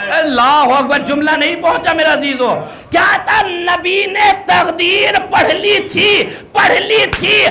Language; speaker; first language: Urdu; native; Urdu